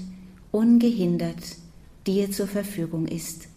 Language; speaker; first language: German; native; German